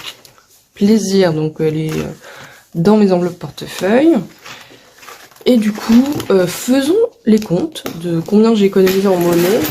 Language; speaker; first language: French; native; French